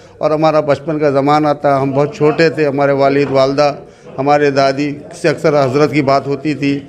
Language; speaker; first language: Hindi; non-native, local second language; Urdu